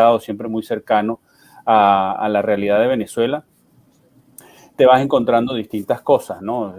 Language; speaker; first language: Spanish; native; Spanish